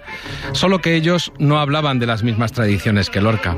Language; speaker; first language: Spanish; native; Spanish